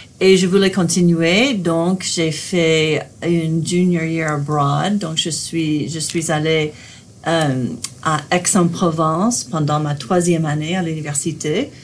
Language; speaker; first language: French; non-native, fluent; English